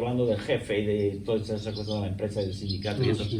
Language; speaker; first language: Spanish; non-native, fluent; English